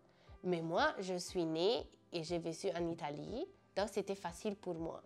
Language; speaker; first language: French; non-native, fluent; Italian